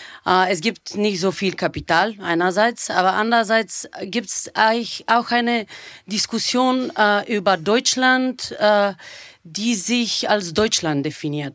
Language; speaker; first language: German; non-native, fluent; Bulgarian